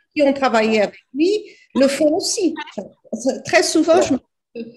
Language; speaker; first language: French; non-native, fluent; Portuguese